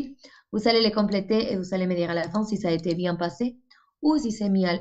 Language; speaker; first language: French; non-native, fluent; Spanish